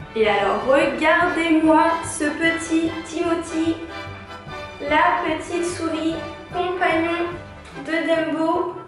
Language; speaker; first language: French; early bilingual, other home language; Portuguese